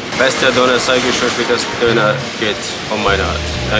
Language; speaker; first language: German; non-native, learner; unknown